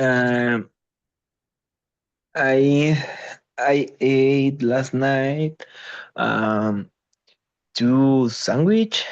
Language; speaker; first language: English; non-native, learner; Spanish